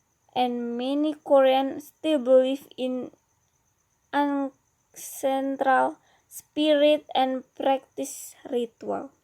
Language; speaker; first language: English; non-native, learner; Indonesian